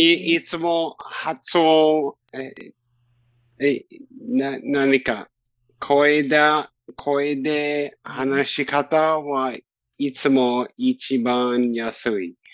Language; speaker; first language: Japanese; non-native, learner; English